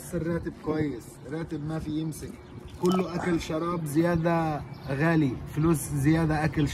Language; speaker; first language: Arabic; non-native, learner; Bangla